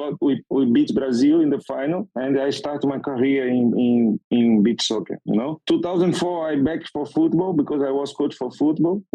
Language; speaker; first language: English; non-native, learner; Portuguese